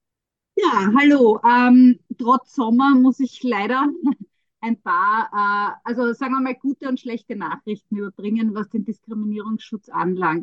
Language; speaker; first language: German; native; German